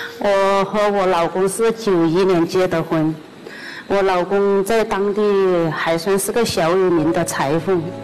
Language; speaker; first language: Chinese; native; Chinese